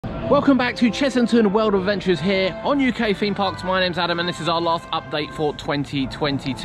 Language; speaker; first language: English; native; English